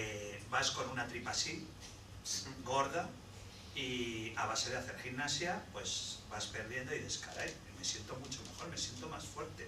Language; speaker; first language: Spanish; native; Spanish